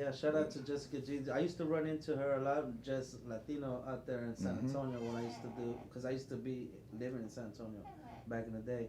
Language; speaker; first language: English; native; English